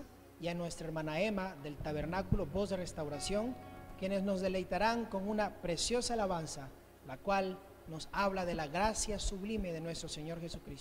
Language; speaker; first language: Spanish; native; Spanish